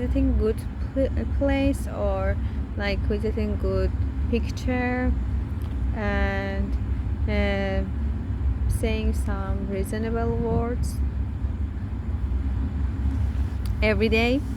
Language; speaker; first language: English; non-native, learner; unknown